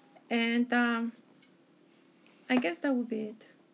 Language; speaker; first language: English; early bilingual, other home language; Spanish